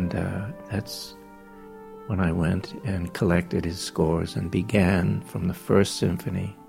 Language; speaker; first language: English; native; English